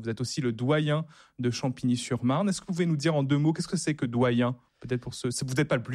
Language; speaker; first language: French; native; French